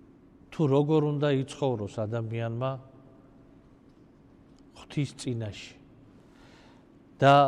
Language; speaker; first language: Georgian; native; Georgian